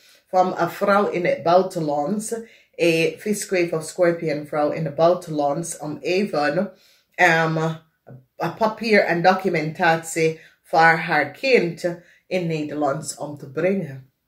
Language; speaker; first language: Dutch; non-native, fluent; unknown